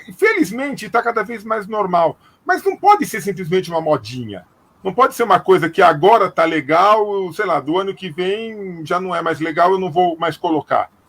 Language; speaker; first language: Portuguese; native; Portuguese